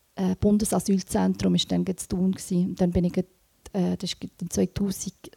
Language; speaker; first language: German; native; German